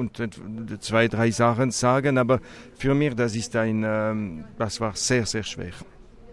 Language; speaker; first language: German; non-native, local second language; French